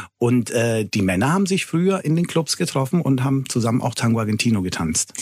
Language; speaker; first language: German; early bilingual, other home language; Italian